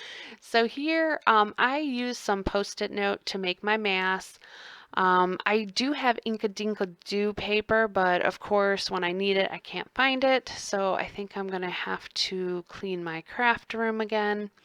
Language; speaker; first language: English; native; English